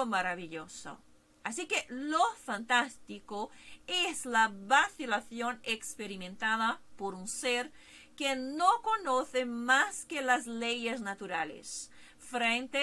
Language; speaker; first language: Spanish; non-native, fluent; Portuguese